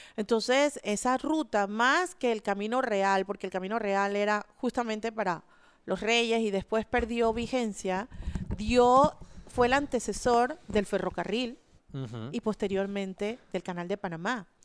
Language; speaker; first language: Spanish; native; Spanish